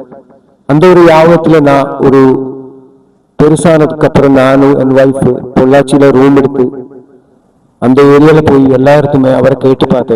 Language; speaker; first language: Tamil; non-native, learner; Malayalam